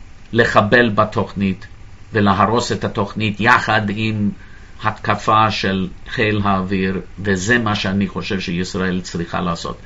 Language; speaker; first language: Hebrew; non-native, fluent; English